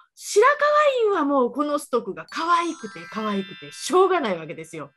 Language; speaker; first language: Japanese; native; Japanese